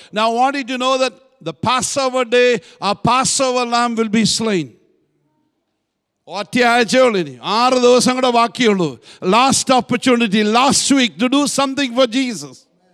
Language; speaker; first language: English; non-native, local second language; Malayalam